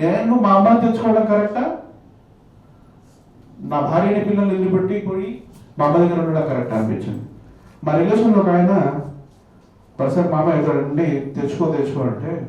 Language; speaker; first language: Telugu; native; Telugu